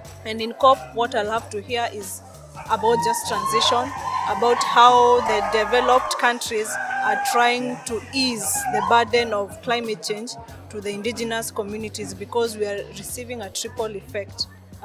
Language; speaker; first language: English; non-native, local second language; Masai